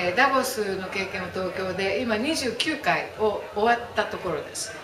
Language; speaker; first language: Japanese; native; Japanese